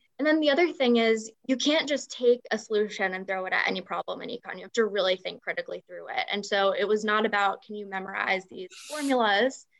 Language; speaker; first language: English; native; English